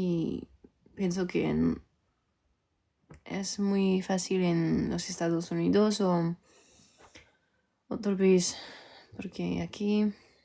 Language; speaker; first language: Spanish; early bilingual, heritage; French